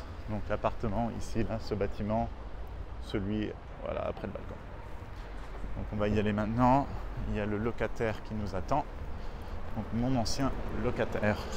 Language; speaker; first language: French; native; French